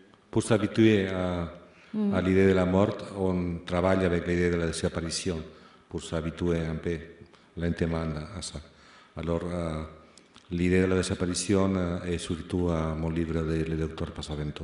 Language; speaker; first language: French; non-native, fluent; Spanish